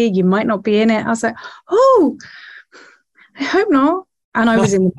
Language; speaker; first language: English; native; English